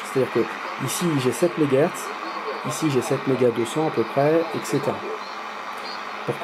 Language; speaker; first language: French; native; French